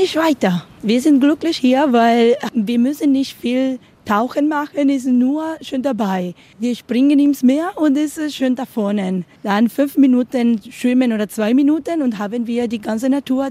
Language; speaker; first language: German; non-native, learner; Spanish